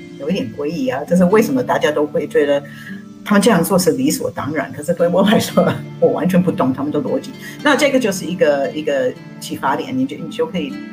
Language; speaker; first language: Chinese; non-native, fluent; English